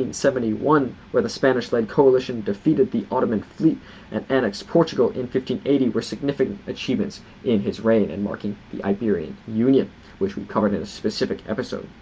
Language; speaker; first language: English; native; English